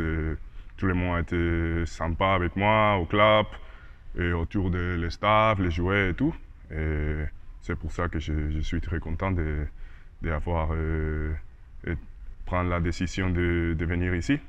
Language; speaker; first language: French; non-native, learner; Spanish